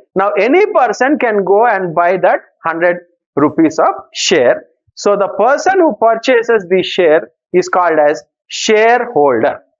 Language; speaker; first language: English; non-native, local second language; Telugu